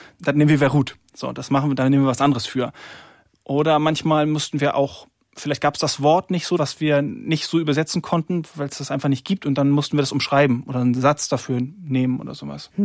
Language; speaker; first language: German; native; German